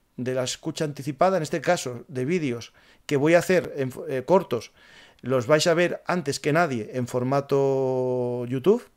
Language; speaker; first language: Spanish; native; Spanish